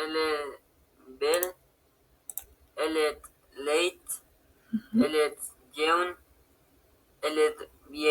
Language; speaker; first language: French; non-native, learner; Spanish